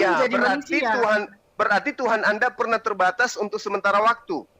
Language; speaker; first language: Indonesian; native; Indonesian